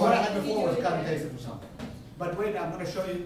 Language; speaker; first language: English; non-native, fluent; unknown